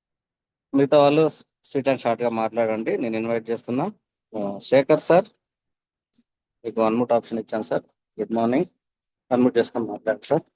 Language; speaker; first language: Telugu; native; Telugu